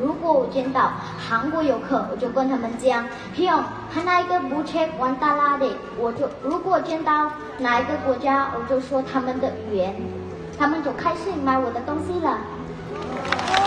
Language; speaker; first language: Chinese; non-native, learner; Khmer